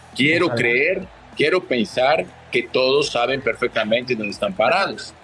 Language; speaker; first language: Spanish; early bilingual, other home language; Portuguese